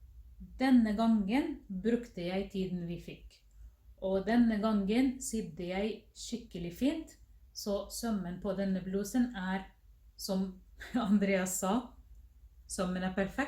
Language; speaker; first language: Norwegian; non-native, fluent; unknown